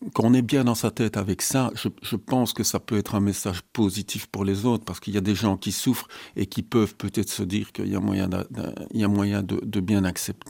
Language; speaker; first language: French; native; French